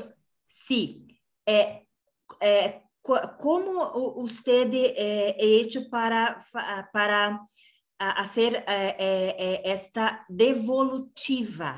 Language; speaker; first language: Spanish; non-native, learner; Portuguese